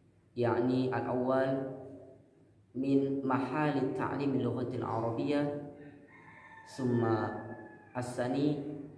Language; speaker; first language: Arabic; non-native, learner; Indonesian